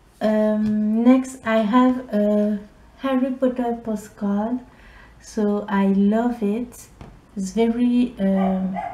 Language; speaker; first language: English; non-native, learner; French